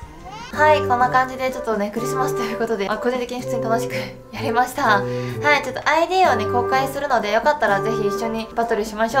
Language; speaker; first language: Japanese; native; Japanese